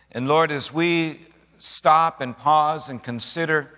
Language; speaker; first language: English; native; English